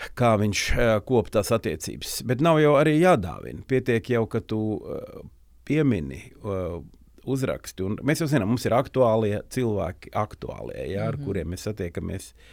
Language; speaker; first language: Latvian; native; Latvian